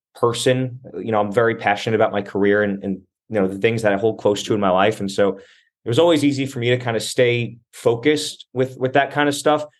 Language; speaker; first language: English; native; English